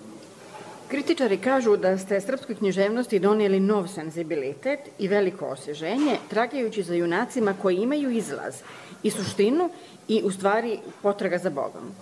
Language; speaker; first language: Serbian; native; Serbian